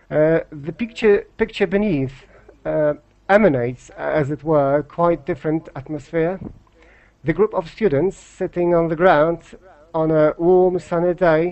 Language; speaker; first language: English; non-native, fluent; Polish